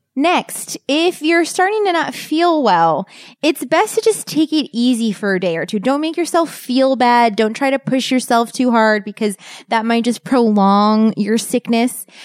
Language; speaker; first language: English; native; English